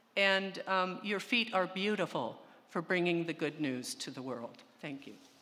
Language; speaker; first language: English; early bilingual, other home language; Spanish